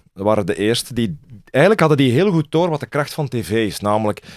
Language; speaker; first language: Dutch; native; Dutch